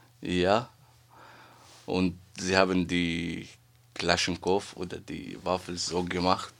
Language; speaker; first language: German; non-native, learner; Arabic